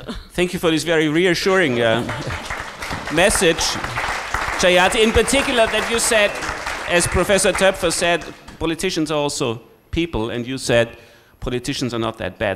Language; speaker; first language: English; non-native, fluent; German